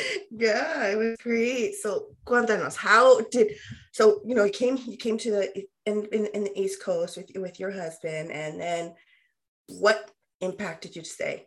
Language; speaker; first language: English; early bilingual, other home language; Spanish